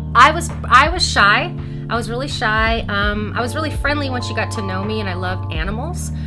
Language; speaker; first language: English; native; English